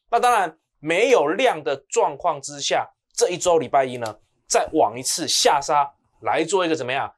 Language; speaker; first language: Chinese; native; Chinese